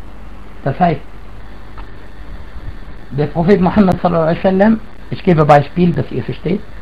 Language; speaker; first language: German; non-native, fluent; Arabic